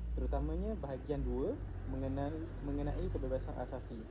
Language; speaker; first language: Malay; native; Malay